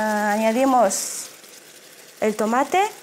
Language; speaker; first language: Spanish; non-native, fluent; Arabic